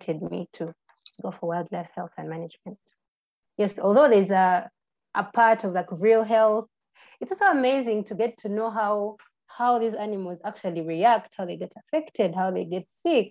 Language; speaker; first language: English; non-native, local second language; Ganda